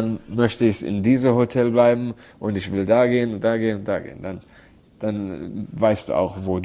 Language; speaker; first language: German; non-native, learner; Arabic